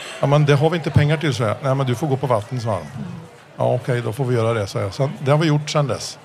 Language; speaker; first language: Swedish; early bilingual, heritage; Swedish